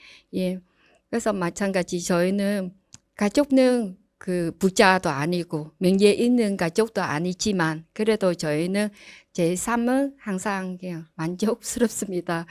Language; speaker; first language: Korean; non-native, learner; Vietnamese